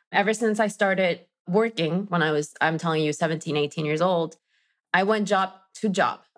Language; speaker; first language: English; non-native, fluent; Spanish